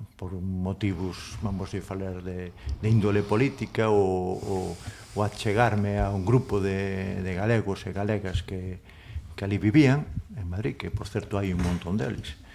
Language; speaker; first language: Galician; non-native, local second language; Spanish